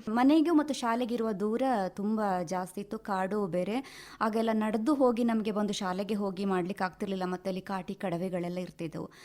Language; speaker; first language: Kannada; non-native, local second language; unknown